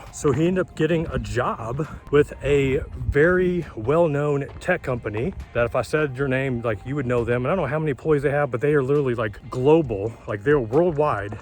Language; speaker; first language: English; native; English